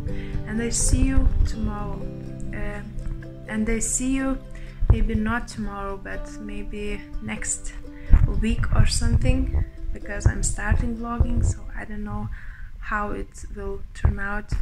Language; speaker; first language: English; non-native, learner; Lithuanian